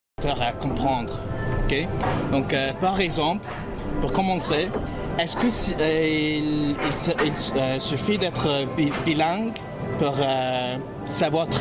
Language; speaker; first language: French; non-native, fluent; English